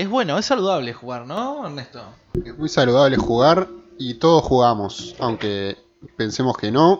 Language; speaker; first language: Spanish; native; Spanish